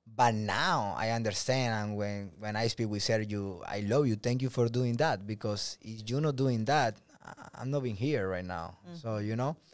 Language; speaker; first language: English; non-native, learner; Spanish